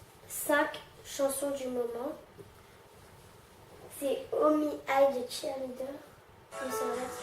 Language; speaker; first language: French; native; French